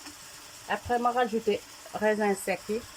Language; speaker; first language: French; non-native, local second language; Wolof